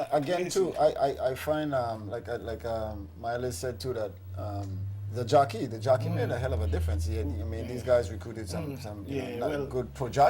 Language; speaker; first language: English; native; English